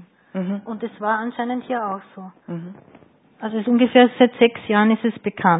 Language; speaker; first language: German; native; German